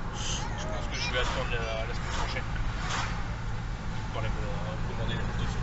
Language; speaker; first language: French; native; French